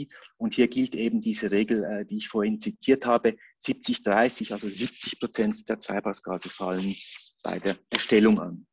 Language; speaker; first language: German; native; German